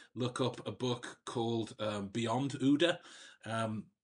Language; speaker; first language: English; native; English